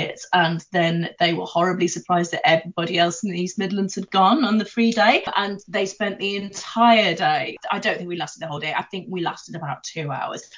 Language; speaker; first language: English; native; English